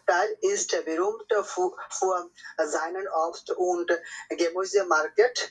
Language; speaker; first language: German; non-native, learner; Bangla